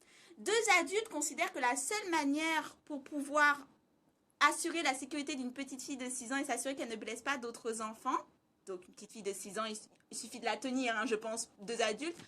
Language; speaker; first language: French; native; French